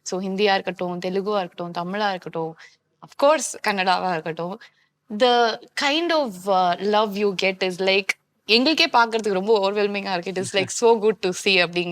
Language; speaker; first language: Tamil; native; Tamil